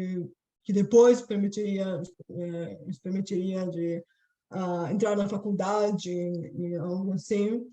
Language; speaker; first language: Portuguese; non-native, fluent; Bulgarian